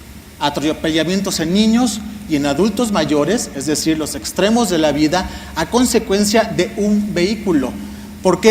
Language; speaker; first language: Spanish; native; Spanish